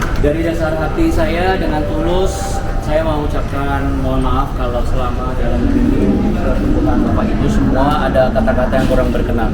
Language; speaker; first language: Indonesian; native; Indonesian